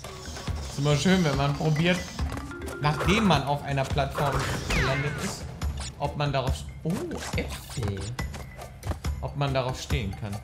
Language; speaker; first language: German; native; German